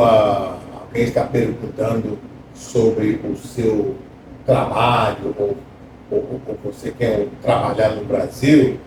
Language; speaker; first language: Portuguese; non-native, fluent; English